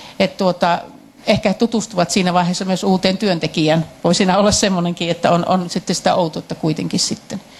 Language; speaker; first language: Finnish; native; Finnish